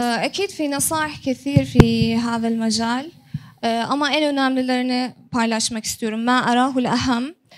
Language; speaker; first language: Arabic; non-native, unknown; Turkish